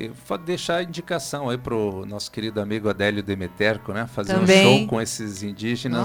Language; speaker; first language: Portuguese; native; Portuguese